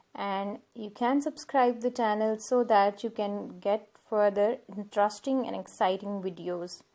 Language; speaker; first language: English; non-native, local second language; Urdu